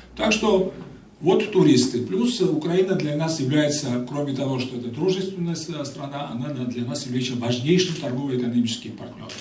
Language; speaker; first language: Russian; non-native, local second language; Georgian